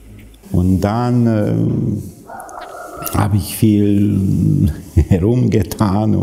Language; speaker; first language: German; non-native, fluent; Hungarian